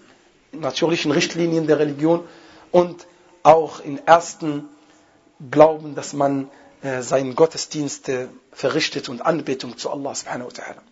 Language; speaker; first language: German; non-native, fluent; Arabic